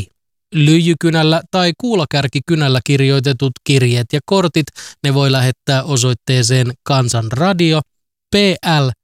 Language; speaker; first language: Finnish; native; Finnish